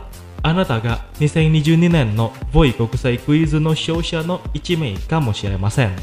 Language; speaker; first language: Japanese; non-native, fluent; Indonesian